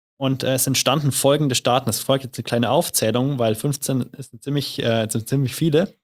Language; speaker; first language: German; native; German